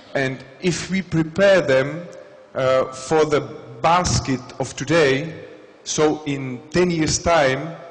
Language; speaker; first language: English; non-native, fluent; Czech